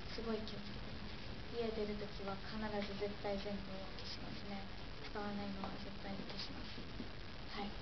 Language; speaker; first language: Japanese; non-native, fluent; English